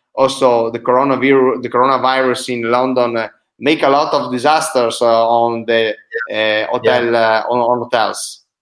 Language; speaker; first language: English; non-native, fluent; Italian